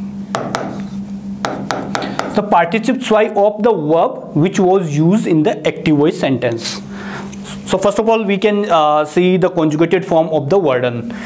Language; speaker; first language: English; non-native, local second language; Hindi